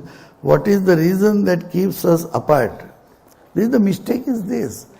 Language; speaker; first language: English; non-native, local second language; Marathi